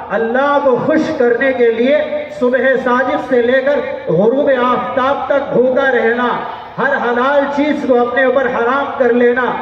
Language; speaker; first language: Urdu; native; Urdu